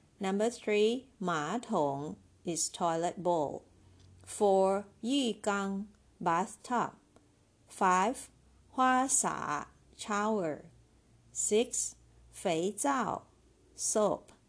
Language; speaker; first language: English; non-native, fluent; Chinese